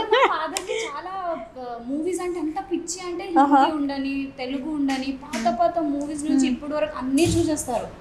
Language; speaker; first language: Telugu; non-native, local second language; Marathi